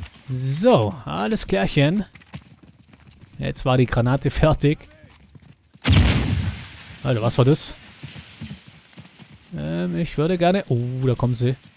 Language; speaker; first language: German; native; German